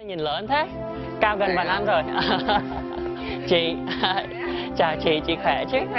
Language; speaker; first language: Vietnamese; early bilingual, other home language; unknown